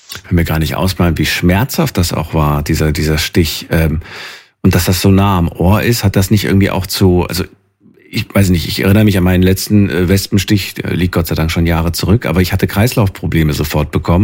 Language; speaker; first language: German; native; German